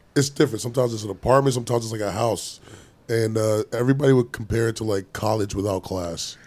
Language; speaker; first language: English; native; English